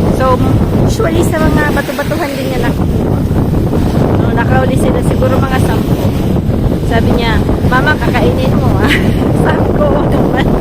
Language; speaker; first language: Filipino; native; Filipino